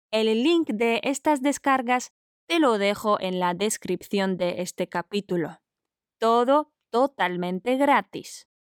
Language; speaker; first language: Spanish; non-native, fluent; Polish